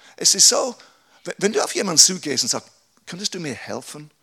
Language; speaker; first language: German; non-native, fluent; English